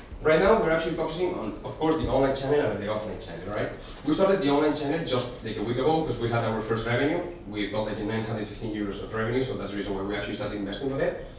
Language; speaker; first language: English; non-native, fluent; Spanish